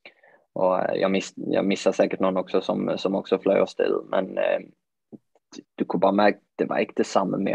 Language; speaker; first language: Swedish; native; Swedish